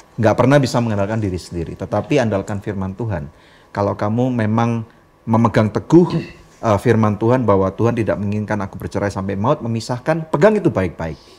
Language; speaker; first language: Indonesian; native; Indonesian